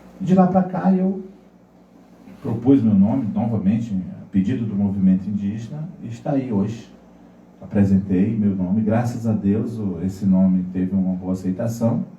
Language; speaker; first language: Portuguese; non-native, local second language; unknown